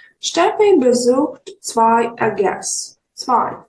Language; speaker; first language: German; non-native, fluent; Ukrainian